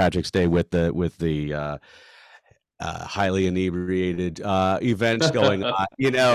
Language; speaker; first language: English; native; English